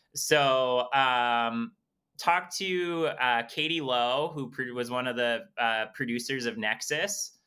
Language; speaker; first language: English; native; English